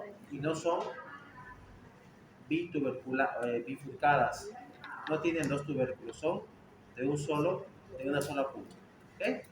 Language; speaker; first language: Spanish; native; Spanish